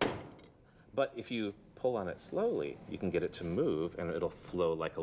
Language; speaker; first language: English; native; English